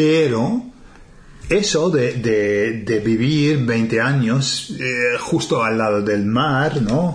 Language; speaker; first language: Spanish; non-native, fluent; English